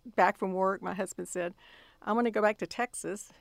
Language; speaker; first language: English; native; English